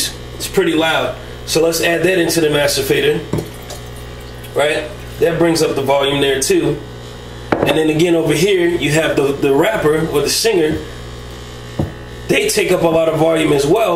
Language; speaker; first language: English; native; English